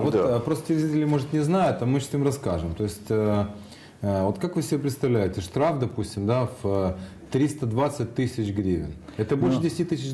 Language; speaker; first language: Russian; native; Russian